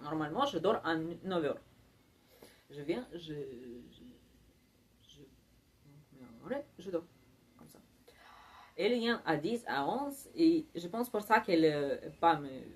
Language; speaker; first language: French; non-native, learner; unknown